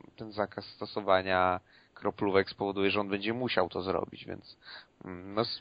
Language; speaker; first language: Polish; native; Polish